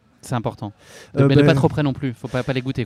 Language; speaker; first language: French; native; French